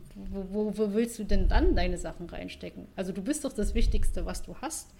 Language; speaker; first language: German; non-native, fluent; Vietnamese